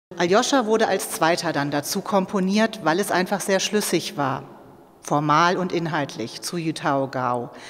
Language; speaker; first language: German; native; German